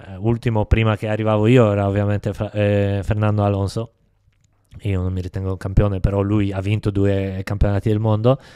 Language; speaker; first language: Italian; non-native, fluent; Polish